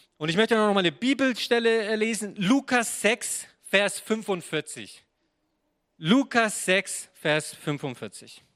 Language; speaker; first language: German; non-native, fluent; Serbian